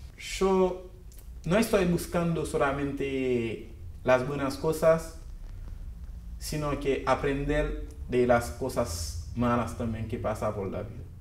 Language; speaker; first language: Spanish; non-native, learner; Haitian Creole